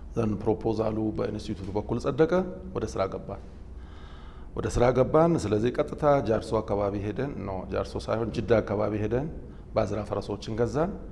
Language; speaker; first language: Amharic; non-native, local second language; Oromo